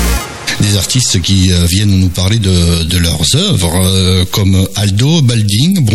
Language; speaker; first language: French; native; French